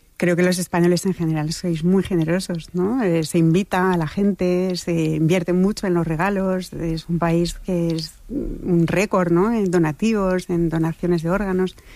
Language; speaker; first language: Spanish; non-native, fluent; French